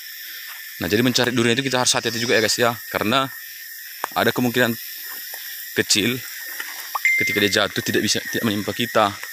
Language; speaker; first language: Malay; non-native, local second language; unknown